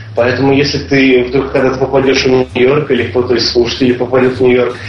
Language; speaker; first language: Russian; native; Russian